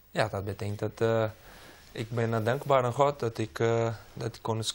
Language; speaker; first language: Dutch; non-native, learner; Portuguese